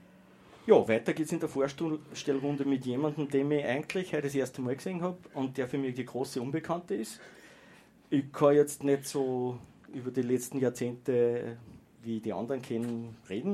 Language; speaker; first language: German; native; German